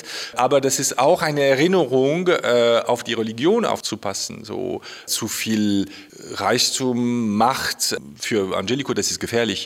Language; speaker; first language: German; non-native, fluent; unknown